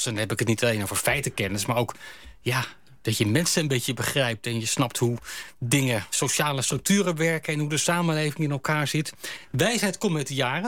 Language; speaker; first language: Dutch; native; Dutch